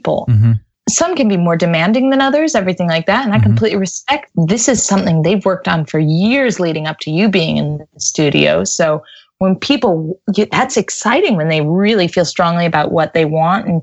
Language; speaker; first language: English; native; English